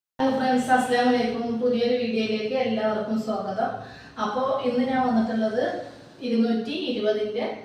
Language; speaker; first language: Malayalam; native; Malayalam